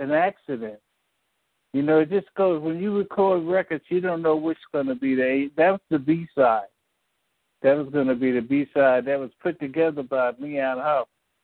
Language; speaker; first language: English; native; English